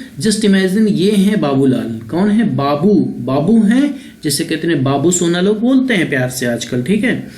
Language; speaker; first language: Hindi; native; Hindi